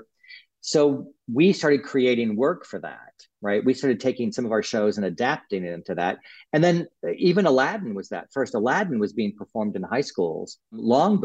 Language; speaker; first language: English; native; English